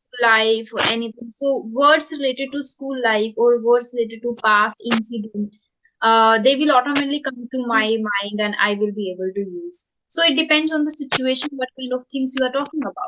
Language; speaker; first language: English; non-native, local second language; Hindi